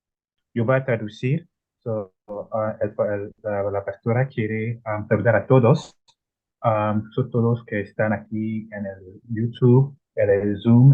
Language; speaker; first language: Spanish; non-native, learner; Italian